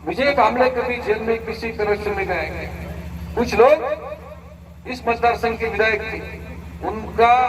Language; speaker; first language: Hindi; non-native, local second language; Marathi